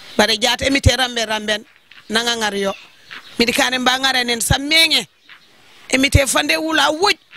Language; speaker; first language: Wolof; non-native, local second language; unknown